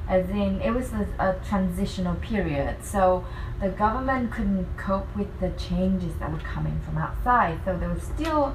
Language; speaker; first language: English; non-native, fluent; Vietnamese